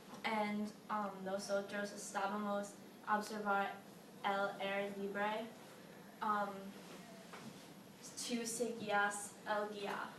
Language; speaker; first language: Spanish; non-native, learner; English